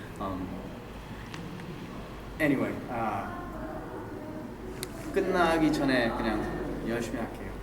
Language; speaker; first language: Korean; early bilingual, heritage; English